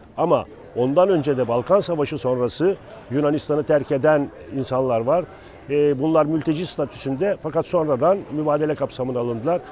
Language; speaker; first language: Turkish; native; Turkish